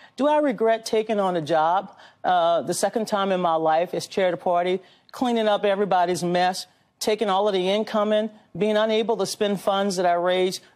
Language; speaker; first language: English; native; English